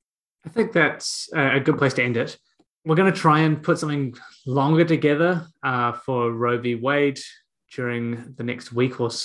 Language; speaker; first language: English; native; English